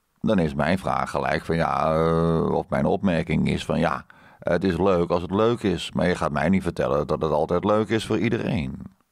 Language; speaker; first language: Dutch; native; Dutch